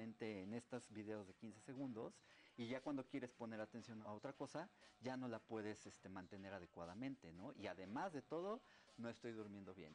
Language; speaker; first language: Spanish; native; Spanish